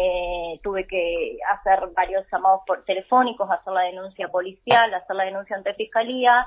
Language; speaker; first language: Spanish; native; Spanish